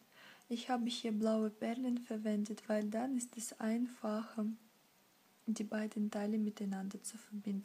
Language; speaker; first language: German; non-native, fluent; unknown